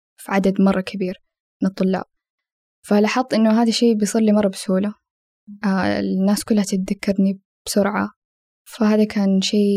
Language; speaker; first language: Arabic; native; Arabic